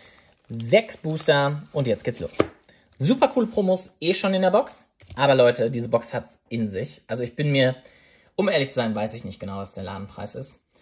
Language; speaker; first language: German; native; German